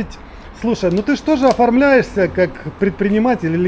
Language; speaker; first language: Russian; native; Russian